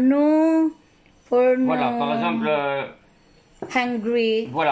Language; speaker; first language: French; non-native, learner; Filipino